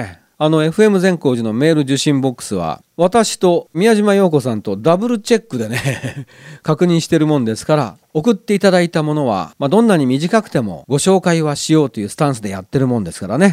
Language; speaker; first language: Japanese; native; Japanese